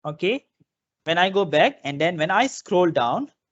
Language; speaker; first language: English; non-native, local second language; Malay